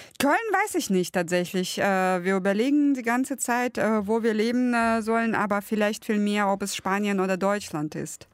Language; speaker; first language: German; early bilingual, other home language; Russian